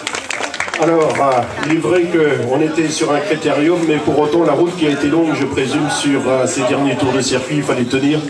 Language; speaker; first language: French; native; French